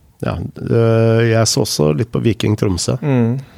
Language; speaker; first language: Norwegian; native; Norwegian